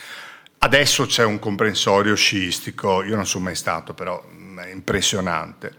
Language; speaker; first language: Italian; native; Italian